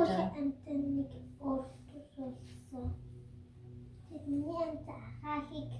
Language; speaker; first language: Mongolian; early bilingual, heritage; Mongolian